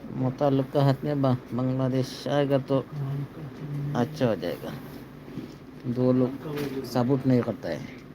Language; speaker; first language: Hindi; non-native, learner; Bangla